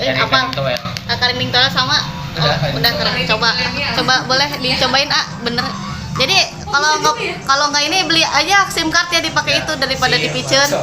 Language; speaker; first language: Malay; non-native, local second language; Sundanese